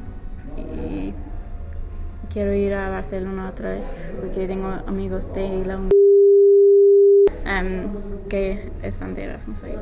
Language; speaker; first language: Spanish; non-native, fluent; English